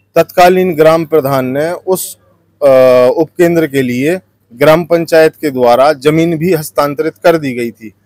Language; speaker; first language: Hindi; native; Hindi